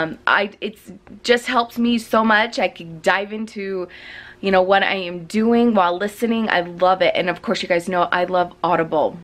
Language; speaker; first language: English; native; English